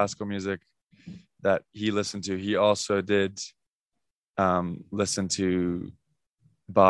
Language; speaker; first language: English; native; English